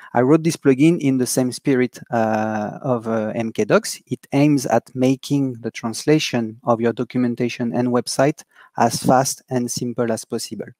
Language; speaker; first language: English; non-native, fluent; French